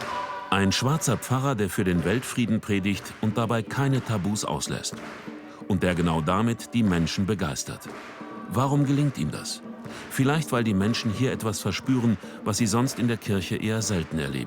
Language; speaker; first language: German; native; German